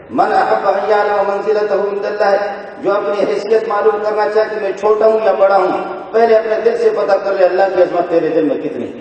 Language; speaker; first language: Urdu; non-native, local second language; Brahui